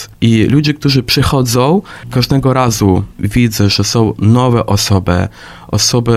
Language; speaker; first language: Polish; non-native, fluent; Ukrainian